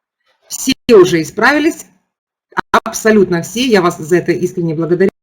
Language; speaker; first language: Russian; native; Russian